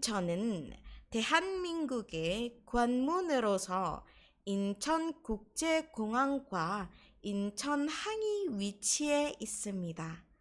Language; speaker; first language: Korean; non-native, fluent; Indonesian